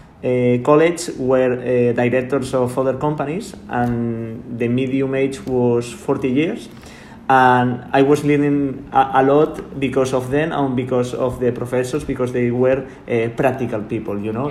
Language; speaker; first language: English; non-native, learner; Spanish